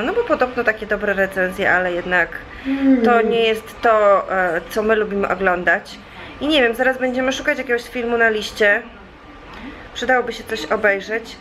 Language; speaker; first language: Polish; native; Polish